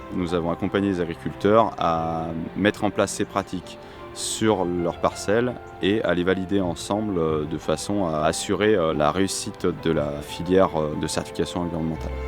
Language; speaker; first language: French; native; French